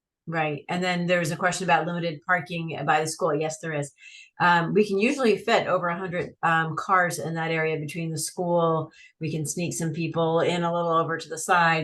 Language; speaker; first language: English; native; English